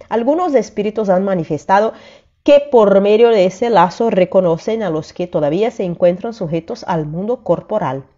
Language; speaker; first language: Spanish; non-native, fluent; Portuguese